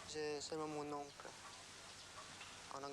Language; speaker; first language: French; non-native, local second language; Khmer